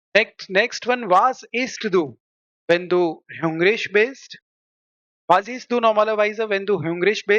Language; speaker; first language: German; non-native, fluent; Hindi